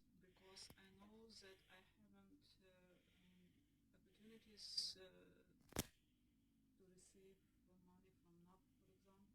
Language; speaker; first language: English; non-native, learner; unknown